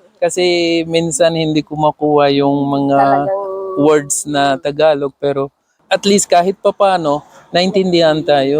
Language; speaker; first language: Filipino; non-native, learner; Urdu